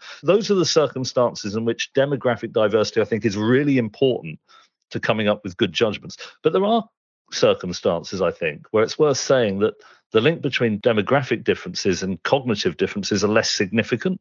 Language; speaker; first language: English; native; English